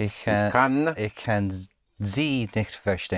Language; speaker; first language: German; non-native, learner; English